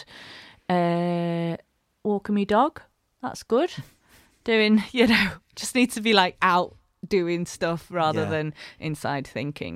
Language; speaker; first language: English; native; English